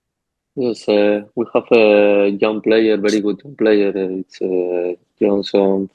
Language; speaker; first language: English; non-native, learner; Spanish